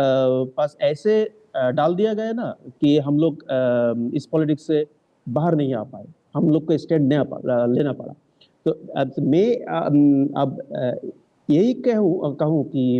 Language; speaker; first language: Hindi; non-native, learner; Bangla